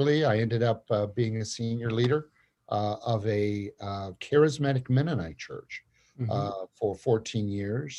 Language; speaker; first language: English; native; English